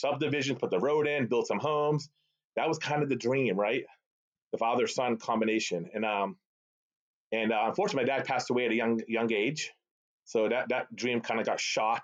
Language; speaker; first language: English; early bilingual, other home language; Arabic